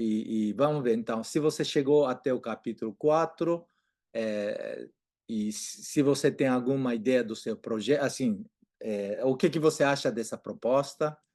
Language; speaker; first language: Portuguese; non-native, fluent; Japanese